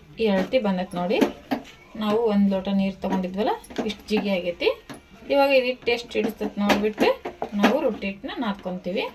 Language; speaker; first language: Kannada; native; Kannada